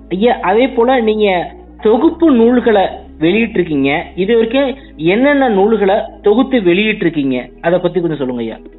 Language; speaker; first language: Tamil; native; Tamil